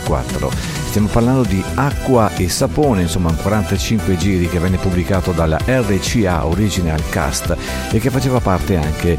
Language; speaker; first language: Italian; native; Italian